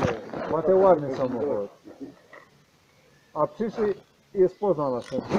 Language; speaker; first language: Polish; non-native, learner; Croatian